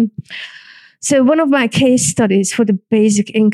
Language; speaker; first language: English; non-native, fluent; Hungarian